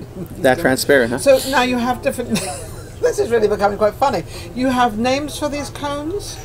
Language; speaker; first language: English; native; English